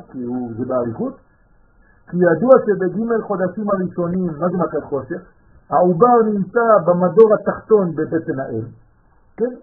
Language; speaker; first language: Hebrew; non-native, fluent; French